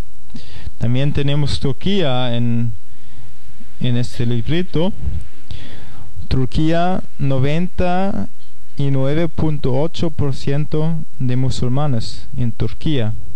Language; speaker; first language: Spanish; non-native, fluent; German